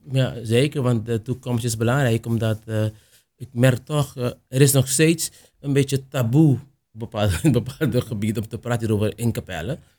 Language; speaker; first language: Dutch; non-native, local second language; Papiamento